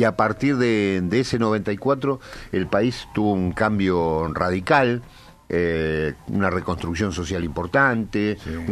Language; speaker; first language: Spanish; native; Spanish